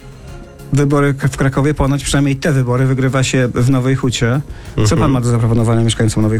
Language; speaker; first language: Polish; native; Polish